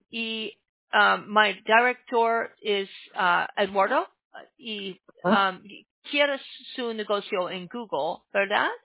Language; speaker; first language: Spanish; non-native, learner; English